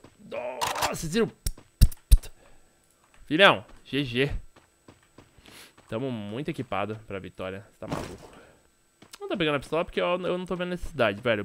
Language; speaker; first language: Portuguese; native; Portuguese